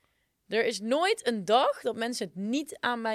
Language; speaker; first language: Dutch; native; Dutch